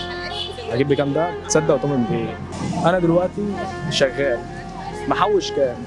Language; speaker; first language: Arabic; native; Arabic